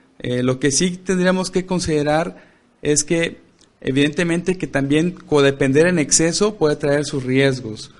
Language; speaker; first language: Spanish; native; Spanish